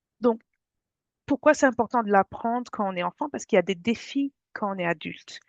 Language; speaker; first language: French; native; French